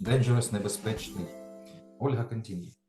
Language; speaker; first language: English; non-native, fluent; Ukrainian